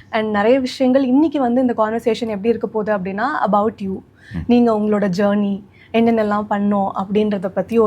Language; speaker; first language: Tamil; native; Tamil